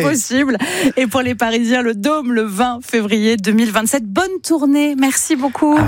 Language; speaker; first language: French; native; French